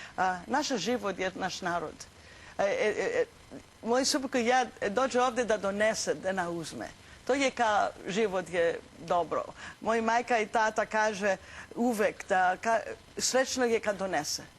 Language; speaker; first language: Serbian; non-native, learner; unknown